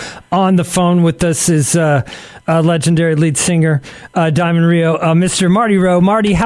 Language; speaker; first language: English; native; English